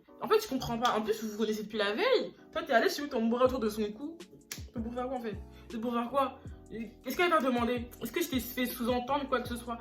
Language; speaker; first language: French; early bilingual, other home language; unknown